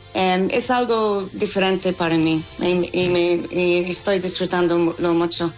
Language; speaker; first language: Spanish; non-native, fluent; English